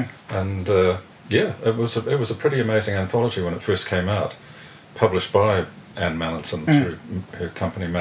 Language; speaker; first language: English; native; English